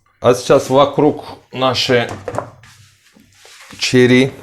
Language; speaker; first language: Russian; non-native, learner; Turkish